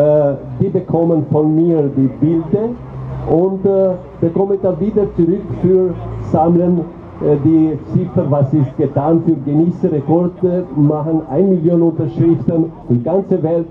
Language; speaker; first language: German; non-native, learner; Albanian